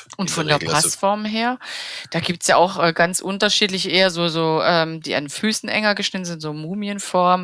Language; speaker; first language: German; native; German